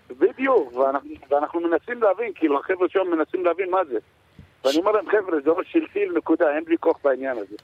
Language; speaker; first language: Hebrew; non-native, local second language; Arabic